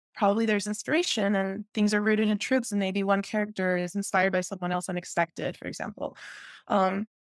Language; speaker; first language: English; early bilingual, other home language; Spanish